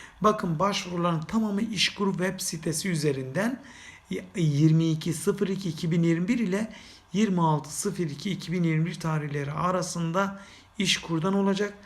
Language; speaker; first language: Turkish; native; Turkish